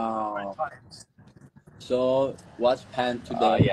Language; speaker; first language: English; non-native, learner; Thai